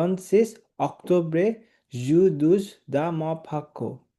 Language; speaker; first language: French; non-native, learner; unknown